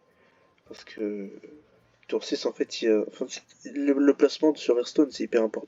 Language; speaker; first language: French; native; French